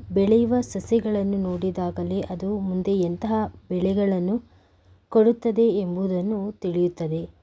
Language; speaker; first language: Kannada; native; Kannada